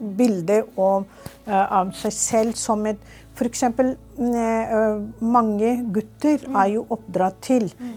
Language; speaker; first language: Norwegian; non-native, fluent; Urdu